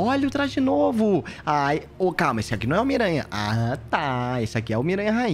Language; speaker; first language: Portuguese; native; Portuguese